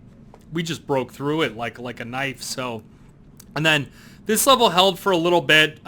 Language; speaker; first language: English; native; English